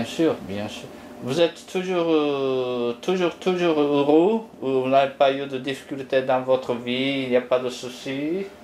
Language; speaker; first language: French; non-native, fluent; Japanese